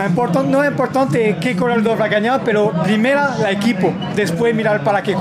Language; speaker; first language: Spanish; non-native, learner; French